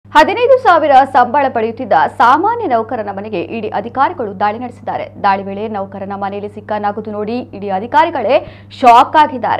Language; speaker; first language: Kannada; native; Kannada